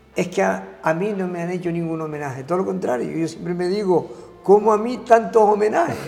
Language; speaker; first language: Spanish; native; Spanish